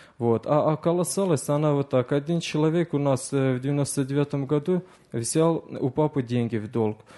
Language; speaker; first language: Russian; early bilingual, other home language; Azerbaijani